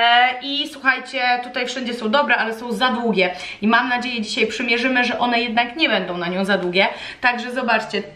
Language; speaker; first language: Polish; native; Polish